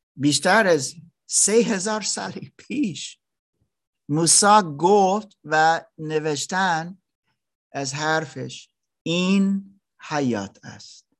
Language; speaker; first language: Persian; non-native, learner; German